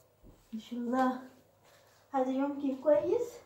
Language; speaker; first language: Arabic; non-native, learner; Oromo